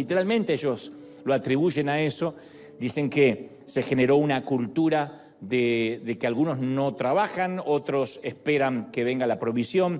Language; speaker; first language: Spanish; native; Spanish